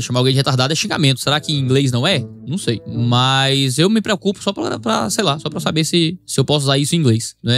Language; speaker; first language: Portuguese; native; Portuguese